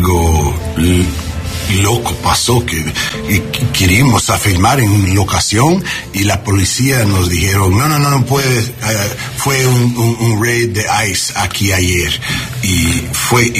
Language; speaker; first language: Spanish; non-native, learner; English